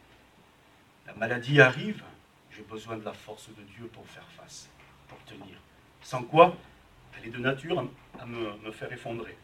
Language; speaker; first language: French; native; French